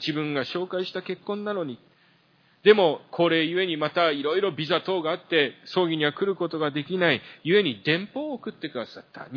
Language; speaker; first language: Japanese; early bilingual, heritage; Japanese